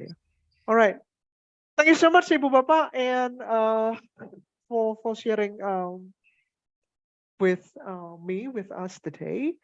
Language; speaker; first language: English; non-native, fluent; Indonesian